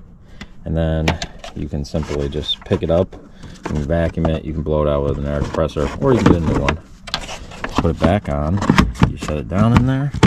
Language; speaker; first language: English; native; English